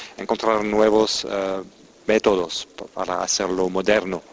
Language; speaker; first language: Spanish; non-native, fluent; French